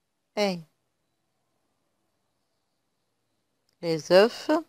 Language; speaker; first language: French; non-native, local second language; Arabic